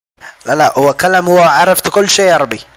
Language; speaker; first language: Arabic; non-native, learner; Malayalam